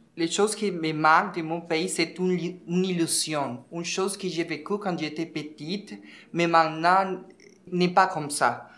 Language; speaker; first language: French; non-native, learner; Spanish